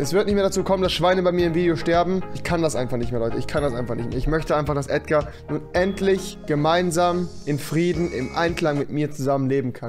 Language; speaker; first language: German; native; German